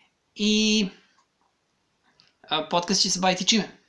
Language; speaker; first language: Serbian; native; Serbian